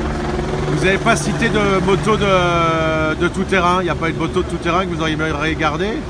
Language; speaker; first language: French; native; French